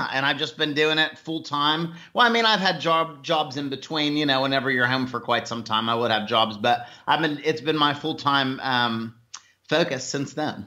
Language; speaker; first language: English; native; English